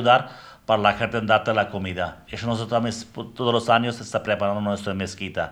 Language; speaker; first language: Spanish; non-native, learner; Bangla